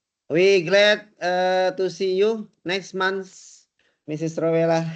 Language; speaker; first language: English; non-native, learner; Indonesian